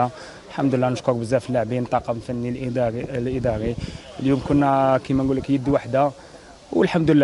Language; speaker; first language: Arabic; native; Arabic